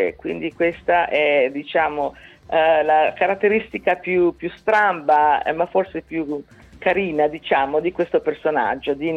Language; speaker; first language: Italian; native; Italian